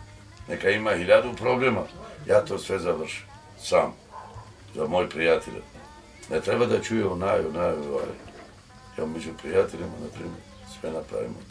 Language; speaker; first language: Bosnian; non-native, local second language; Romany